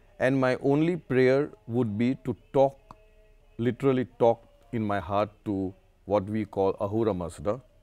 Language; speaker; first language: English; non-native, local second language; Gujarati